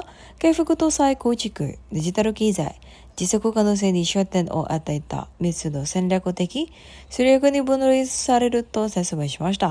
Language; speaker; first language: Japanese; non-native, fluent; Indonesian